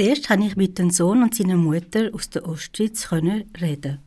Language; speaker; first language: German; native; German